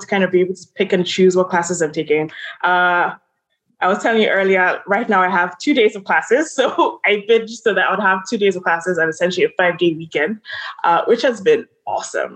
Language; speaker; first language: English; non-native, local second language; Yoruba